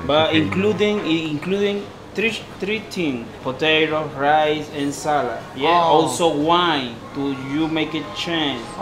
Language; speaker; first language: English; non-native, learner; Spanish